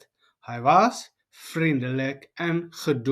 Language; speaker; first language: Dutch; non-native, fluent; Tigrinya